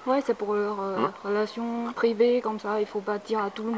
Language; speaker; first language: French; non-native, fluent; Chinese